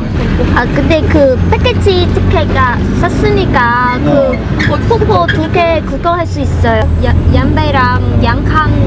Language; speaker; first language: Korean; non-native, learner; Vietnamese